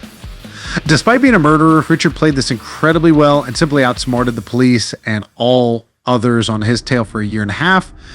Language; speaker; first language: English; native; English